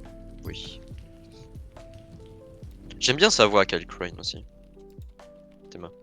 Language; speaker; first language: French; native; French